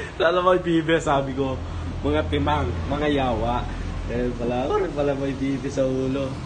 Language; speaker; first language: Filipino; non-native, local second language; Pampanga